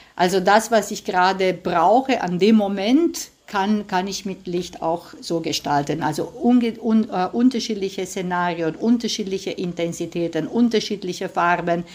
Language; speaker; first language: German; non-native, fluent; Romanian